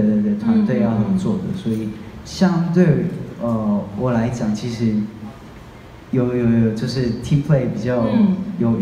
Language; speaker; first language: Chinese; native; Chinese